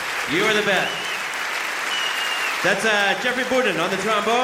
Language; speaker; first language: English; native; English